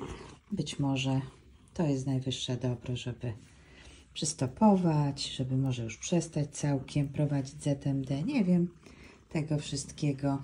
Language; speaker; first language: Polish; native; Polish